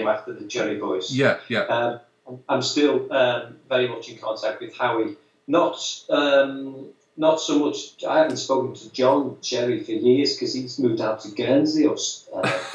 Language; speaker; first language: English; native; English